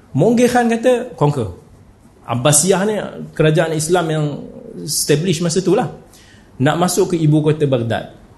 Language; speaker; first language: Malay; native; Malay